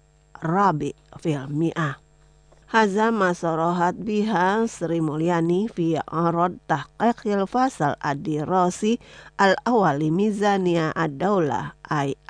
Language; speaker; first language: Arabic; non-native, fluent; Indonesian